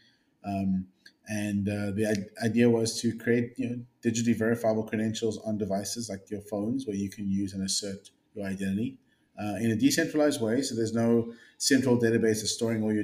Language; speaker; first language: English; native; English